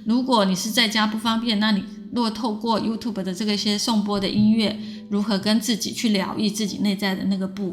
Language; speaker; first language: Chinese; native; Chinese